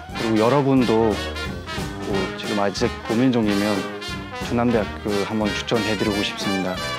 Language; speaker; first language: Korean; non-native, fluent; Mongolian